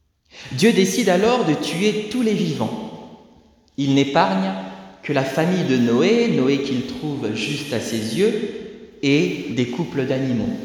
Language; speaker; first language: French; native; French